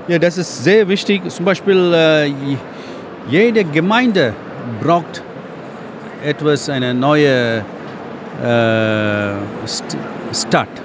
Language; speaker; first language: German; non-native, fluent; Tamil